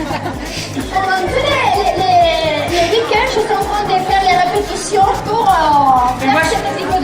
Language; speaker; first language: French; non-native, fluent; Spanish